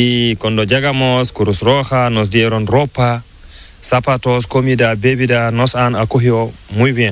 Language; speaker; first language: Spanish; non-native, learner; Fula